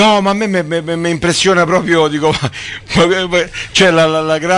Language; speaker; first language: Italian; native; Italian